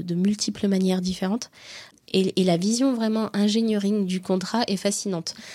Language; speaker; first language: French; native; French